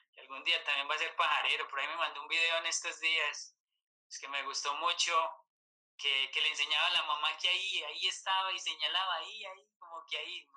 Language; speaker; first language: Spanish; native; Spanish